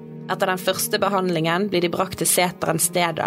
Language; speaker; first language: Norwegian; native; Norwegian